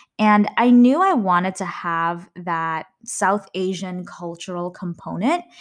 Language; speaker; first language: English; early bilingual, other home language; Malayalam